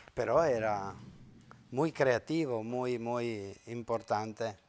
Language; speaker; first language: Spanish; non-native, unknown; Italian